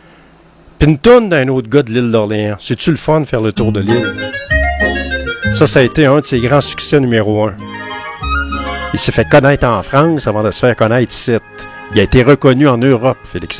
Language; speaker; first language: French; native; French